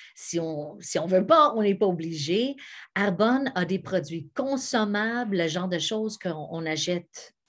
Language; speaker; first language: French; native; French